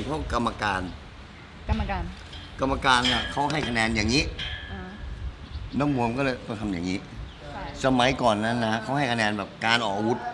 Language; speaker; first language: Thai; native; Thai